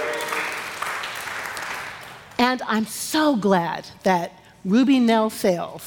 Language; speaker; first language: English; native; English